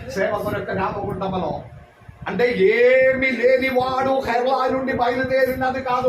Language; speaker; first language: Telugu; non-native, local second language; Malayalam